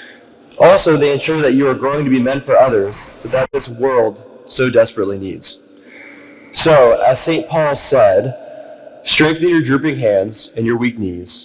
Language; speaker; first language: English; native; English